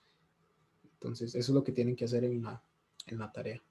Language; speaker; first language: Spanish; native; Spanish